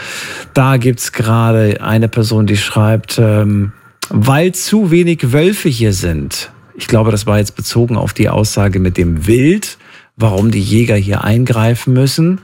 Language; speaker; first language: German; native; German